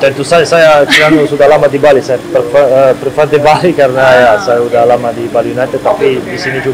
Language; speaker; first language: Indonesian; non-native, fluent; Serbian